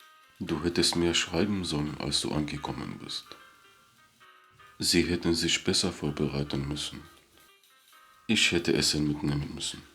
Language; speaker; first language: German; non-native, fluent; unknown